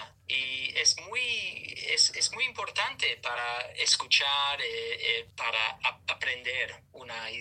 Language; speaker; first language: Spanish; non-native, learner; English